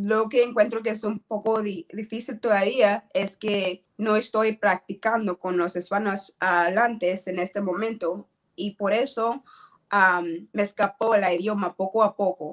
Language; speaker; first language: Spanish; non-native, learner; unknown